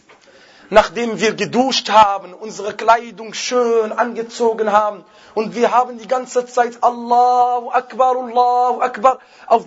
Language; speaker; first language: German; non-native, fluent; Arabic